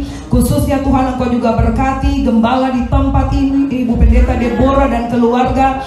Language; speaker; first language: Indonesian; native; Indonesian